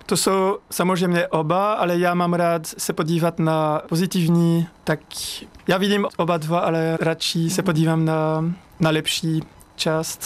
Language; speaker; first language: Czech; non-native, learner; French